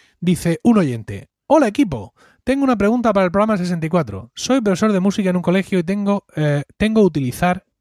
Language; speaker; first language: Spanish; native; Spanish